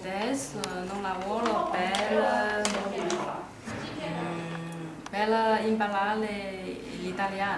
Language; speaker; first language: Italian; non-native, learner; Chinese